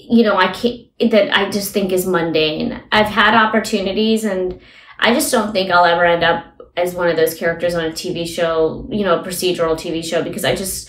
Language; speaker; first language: English; early bilingual, other home language; Hindi